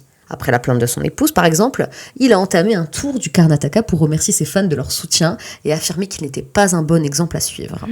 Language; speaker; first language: French; native; French